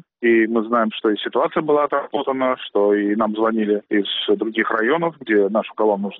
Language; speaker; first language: Russian; native; Russian